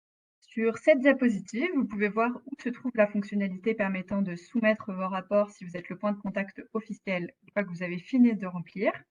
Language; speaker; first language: French; native; French